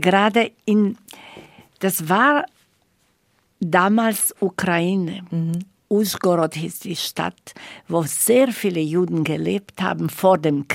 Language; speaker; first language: German; non-native, fluent; Slovak